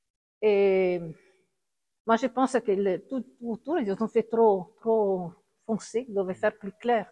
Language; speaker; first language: French; non-native, fluent; Italian